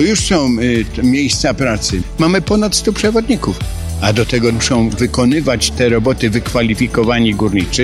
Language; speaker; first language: Polish; native; Polish